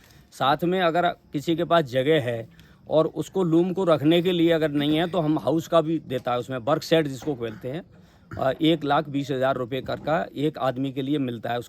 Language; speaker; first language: Hindi; native; Hindi